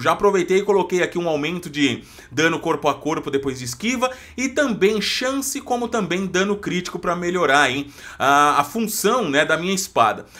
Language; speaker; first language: Portuguese; native; Portuguese